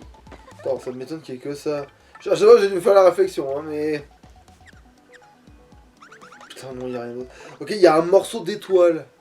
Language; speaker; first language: French; native; French